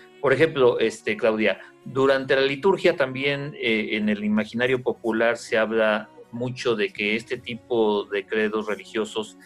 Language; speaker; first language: Spanish; native; Spanish